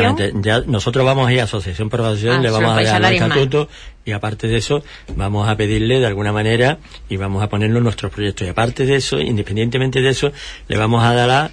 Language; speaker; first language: Spanish; native; Spanish